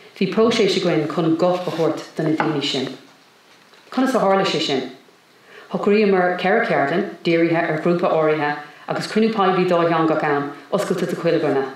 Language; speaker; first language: Irish; non-native, local second language; English